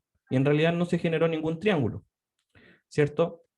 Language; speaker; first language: Spanish; native; Spanish